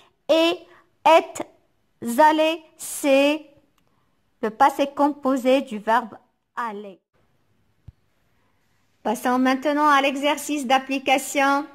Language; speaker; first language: French; non-native, local second language; Arabic